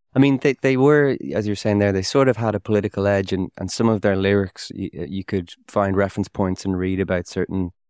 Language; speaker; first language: English; native; English